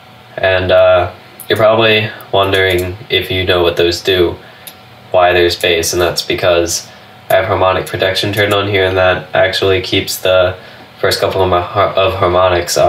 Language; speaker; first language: English; native; English